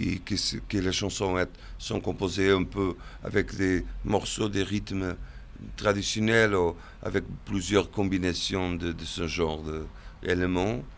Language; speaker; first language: French; non-native, fluent; Portuguese